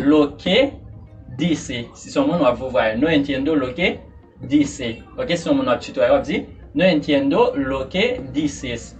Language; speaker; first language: Spanish; non-native, learner; Haitian Creole